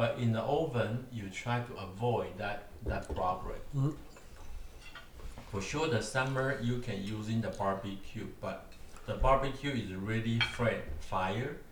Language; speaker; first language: English; non-native, learner; Chinese